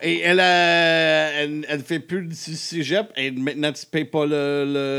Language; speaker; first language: French; non-native, learner; English